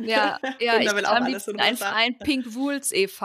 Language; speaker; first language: German; native; German